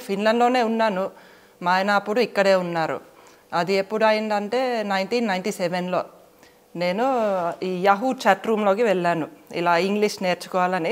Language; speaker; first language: Telugu; non-native, fluent; Finnish